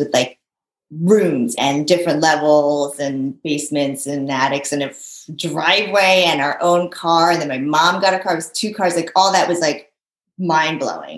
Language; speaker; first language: English; early bilingual, other home language; Japanese